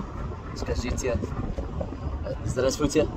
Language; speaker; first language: Russian; non-native, learner; English